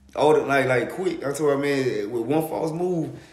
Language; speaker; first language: English; native; English